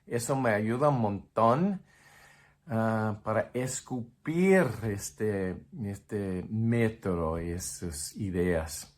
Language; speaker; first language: Spanish; non-native, fluent; English